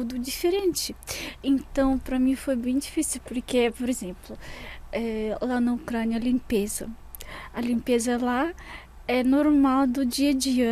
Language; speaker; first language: Portuguese; non-native, fluent; Russian